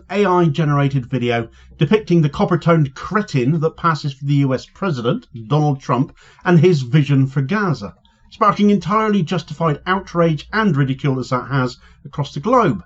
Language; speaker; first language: English; native; English